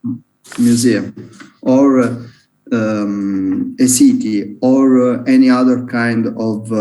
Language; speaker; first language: English; non-native, learner; Italian